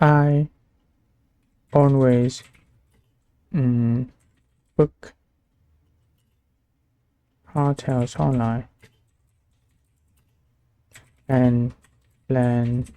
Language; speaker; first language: English; non-native, learner; Vietnamese